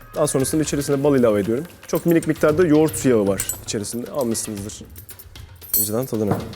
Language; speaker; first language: Turkish; native; Turkish